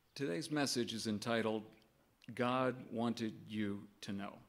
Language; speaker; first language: English; native; English